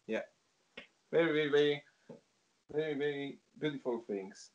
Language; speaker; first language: English; non-native, learner; Italian